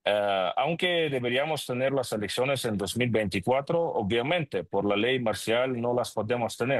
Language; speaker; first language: Spanish; non-native, fluent; Ukrainian